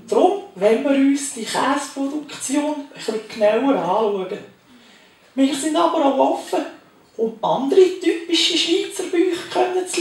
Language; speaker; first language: German; native; German